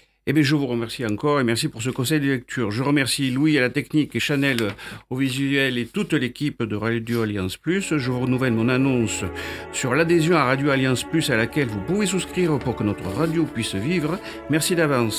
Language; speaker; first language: French; native; French